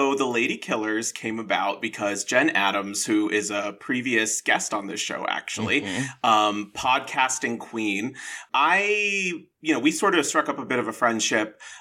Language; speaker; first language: English; native; English